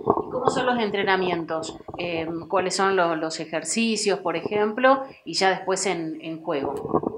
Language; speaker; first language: Spanish; native; Spanish